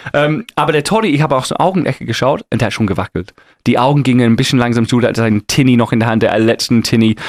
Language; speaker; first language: German; non-native, fluent; English